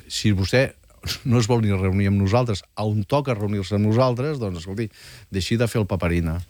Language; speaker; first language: Catalan; native; Catalan